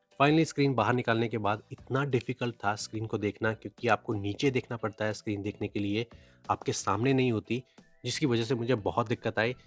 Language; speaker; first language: Hindi; native; Hindi